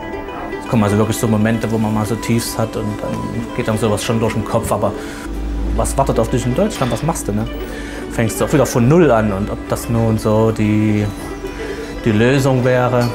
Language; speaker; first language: German; native; German